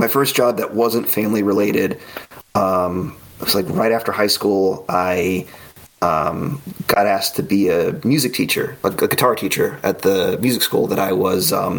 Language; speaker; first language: English; native; English